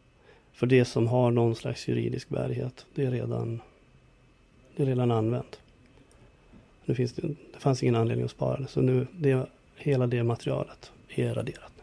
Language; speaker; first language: Swedish; native; Swedish